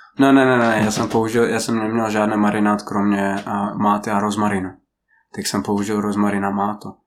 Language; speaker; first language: Czech; non-native, fluent; Russian